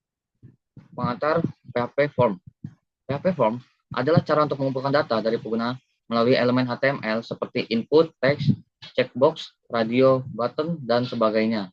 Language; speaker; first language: Indonesian; native; Indonesian